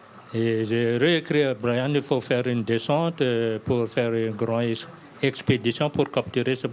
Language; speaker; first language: French; non-native, local second language; Malagasy